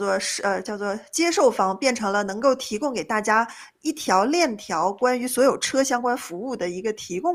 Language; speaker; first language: Chinese; native; Chinese